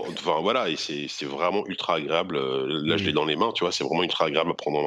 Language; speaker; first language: French; native; French